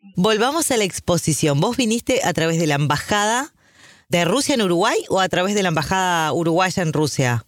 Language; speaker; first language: Spanish; native; Spanish